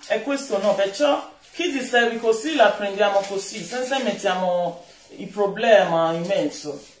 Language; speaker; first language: Italian; non-native, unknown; Bini